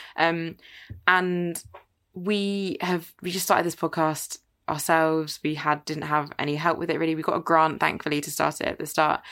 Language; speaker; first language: English; native; English